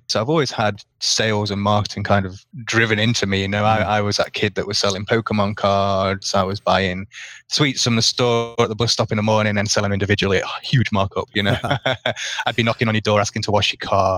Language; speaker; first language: English; native; English